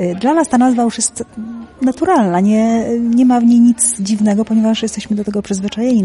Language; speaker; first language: Polish; native; Polish